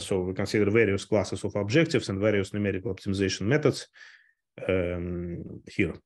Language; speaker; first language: English; non-native, fluent; Russian